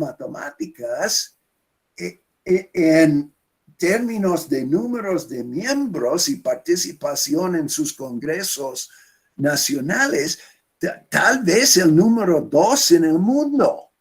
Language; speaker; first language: Spanish; non-native, fluent; English